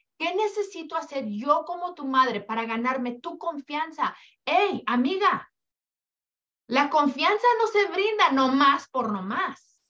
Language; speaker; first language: Spanish; early bilingual, heritage; Spanish